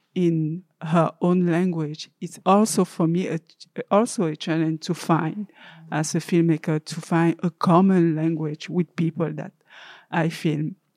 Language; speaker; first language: English; non-native, learner; French